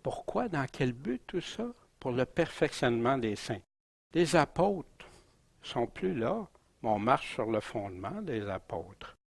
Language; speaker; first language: French; native; French